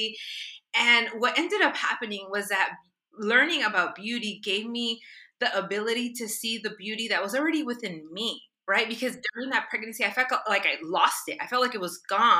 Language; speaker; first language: English; native; English